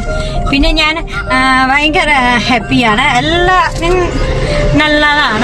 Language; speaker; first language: Malayalam; non-native, local second language; Hindi